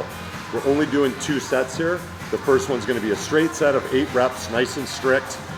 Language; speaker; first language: English; native; English